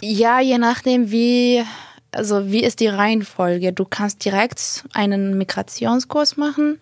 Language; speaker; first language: German; non-native, fluent; Arabic